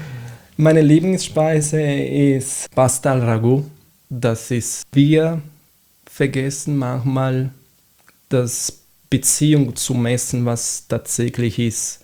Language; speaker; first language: German; non-native, fluent; Italian